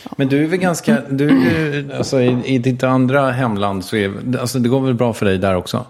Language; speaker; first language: Swedish; native; Swedish